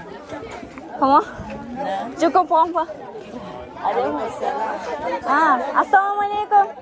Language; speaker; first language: French; non-native, learner; Kazakh